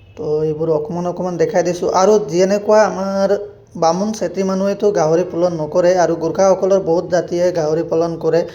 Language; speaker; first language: Assamese; non-native, local second language; Nepali